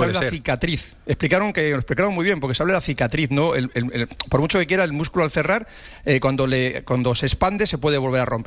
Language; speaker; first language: Spanish; native; Spanish